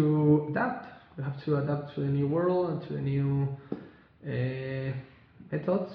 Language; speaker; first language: English; non-native, learner; Spanish